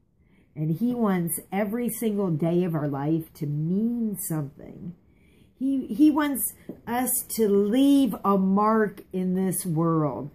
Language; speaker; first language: English; native; English